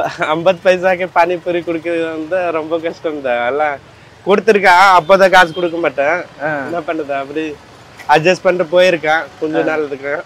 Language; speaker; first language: Tamil; non-native, learner; Hindi